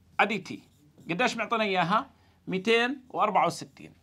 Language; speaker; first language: Arabic; native; Arabic